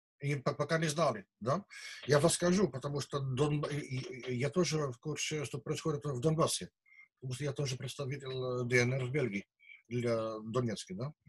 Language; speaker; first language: Russian; non-native, learner; Dutch